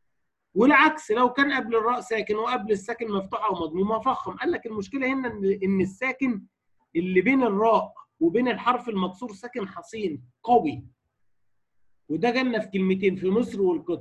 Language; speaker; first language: Arabic; native; Arabic